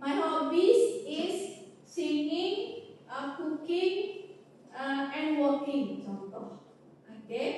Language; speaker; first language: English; non-native, fluent; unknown